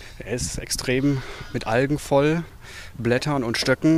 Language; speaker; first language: German; native; German